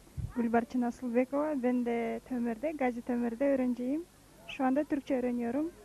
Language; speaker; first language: Turkish; non-native, learner; Kyrgyz